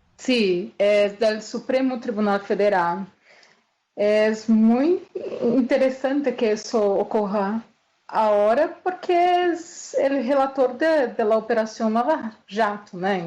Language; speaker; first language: Spanish; non-native, fluent; Portuguese